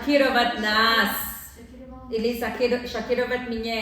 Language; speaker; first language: Russian; non-native, learner; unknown